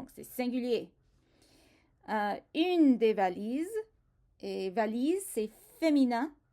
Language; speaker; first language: French; non-native, fluent; English